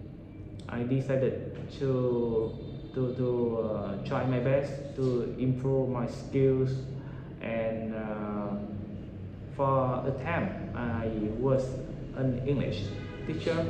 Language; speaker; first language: English; non-native, learner; Vietnamese